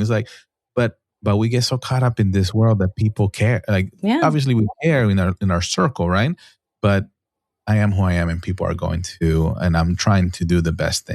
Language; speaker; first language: English; non-native, fluent; Spanish